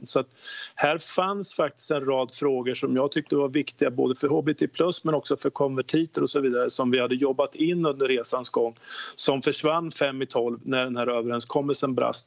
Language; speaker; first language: Swedish; native; Swedish